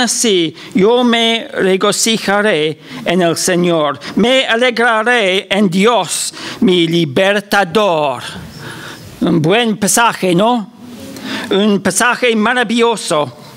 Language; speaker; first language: Spanish; non-native, fluent; English